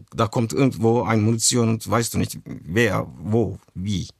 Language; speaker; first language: German; early bilingual, other home language; Turkish